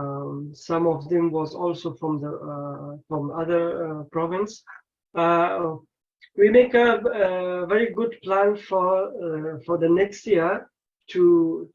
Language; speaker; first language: English; non-native, learner; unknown